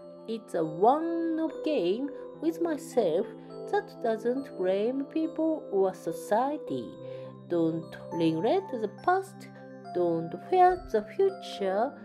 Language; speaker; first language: English; non-native, learner; Japanese